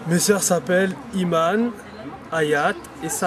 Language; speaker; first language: French; early bilingual, other home language; Arabic